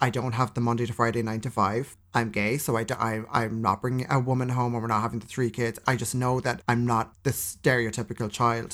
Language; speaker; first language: English; native; English